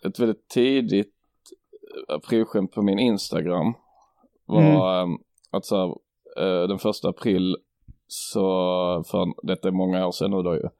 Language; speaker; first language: Swedish; native; Swedish